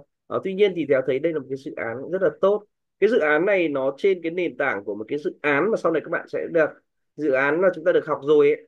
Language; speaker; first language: Vietnamese; native; Vietnamese